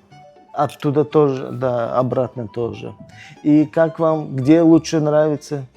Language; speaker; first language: Russian; non-native, local second language; Tajik